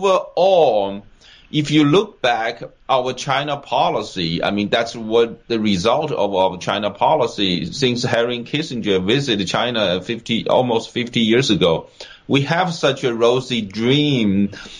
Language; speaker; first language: English; non-native, fluent; Chinese